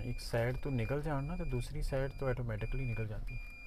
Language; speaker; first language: Urdu; non-native, local second language; Punjabi